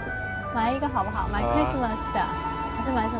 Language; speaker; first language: Chinese; native; Chinese